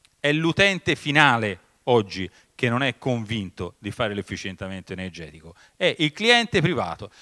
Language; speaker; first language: Italian; native; Italian